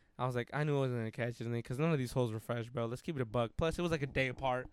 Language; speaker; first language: English; early bilingual, other home language; Spanish